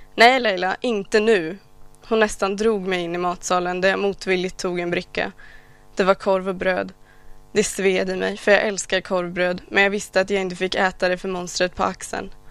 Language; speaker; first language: Swedish; early bilingual, other home language; Arabic